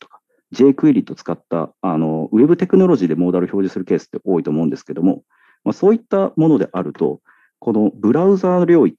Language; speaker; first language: Japanese; native; Japanese